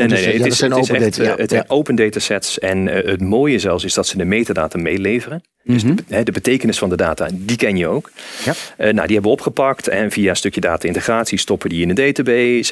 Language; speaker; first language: Dutch; native; Dutch